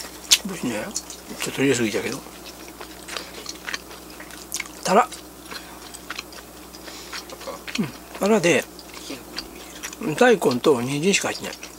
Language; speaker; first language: Japanese; native; Japanese